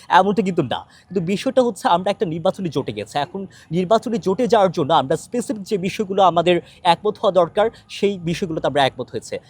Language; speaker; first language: Bangla; non-native, local second language; Chakma